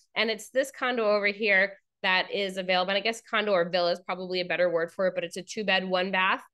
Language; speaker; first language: English; native; English